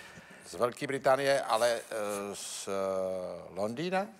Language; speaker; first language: Czech; native; Czech